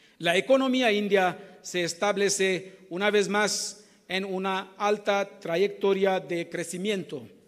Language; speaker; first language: Spanish; non-native, learner; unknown